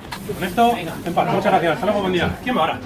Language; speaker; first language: Spanish; native; Spanish